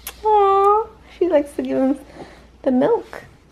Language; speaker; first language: English; early bilingual, other home language; Spanish